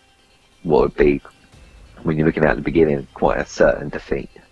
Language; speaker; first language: English; native; English